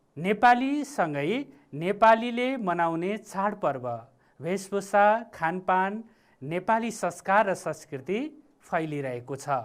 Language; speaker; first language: Nepali; native; Nepali